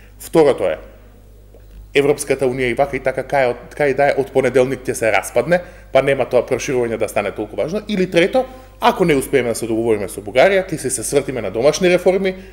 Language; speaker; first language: Macedonian; native; Macedonian